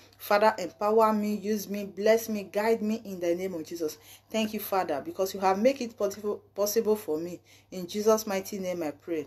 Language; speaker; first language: Nigerian Pidgin; native; Nigerian Pidgin